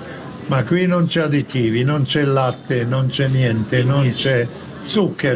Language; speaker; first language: Italian; non-native, learner; Croatian